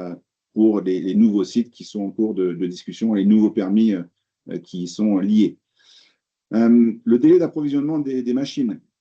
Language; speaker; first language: French; native; French